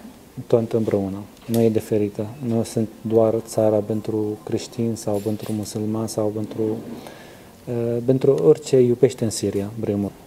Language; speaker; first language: Romanian; non-native, learner; Arabic